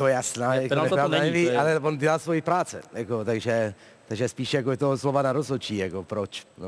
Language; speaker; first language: Czech; non-native, fluent; Italian